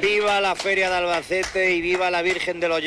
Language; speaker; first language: Spanish; native; Spanish